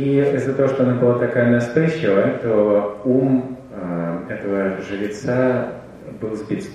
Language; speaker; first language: Russian; native; Russian